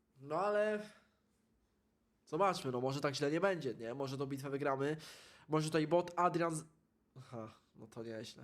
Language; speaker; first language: Polish; native; Polish